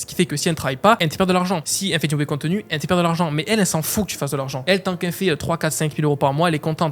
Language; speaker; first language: French; native; French